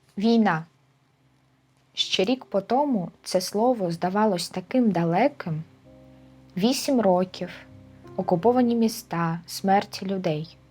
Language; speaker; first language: Ukrainian; non-native, local second language; Russian